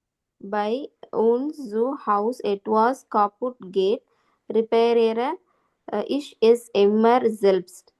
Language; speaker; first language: German; non-native, learner; Tamil